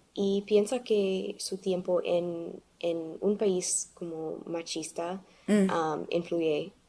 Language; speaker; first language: Spanish; non-native, learner; English